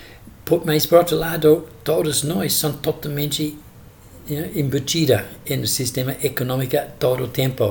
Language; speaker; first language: Portuguese; non-native, fluent; English